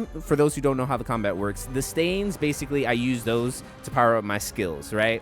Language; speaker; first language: English; native; English